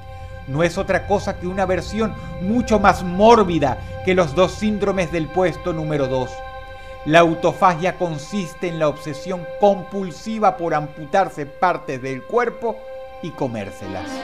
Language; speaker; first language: Spanish; native; Spanish